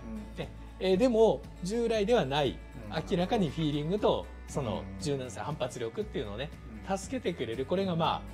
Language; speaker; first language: Japanese; native; Japanese